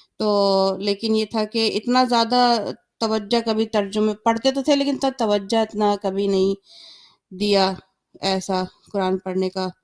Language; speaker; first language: Urdu; native; Urdu